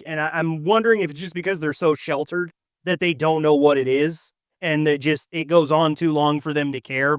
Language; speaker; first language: English; native; English